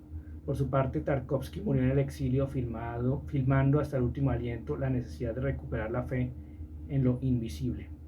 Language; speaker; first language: Spanish; native; Spanish